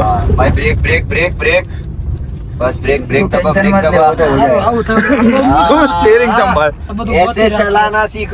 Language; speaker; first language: Hindi; non-native, local second language; Gujarati